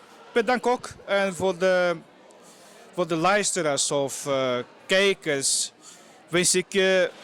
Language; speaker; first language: Dutch; non-native, fluent; Portuguese